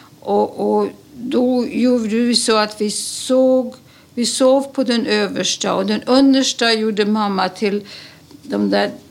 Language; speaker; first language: Swedish; early bilingual, other home language; Polish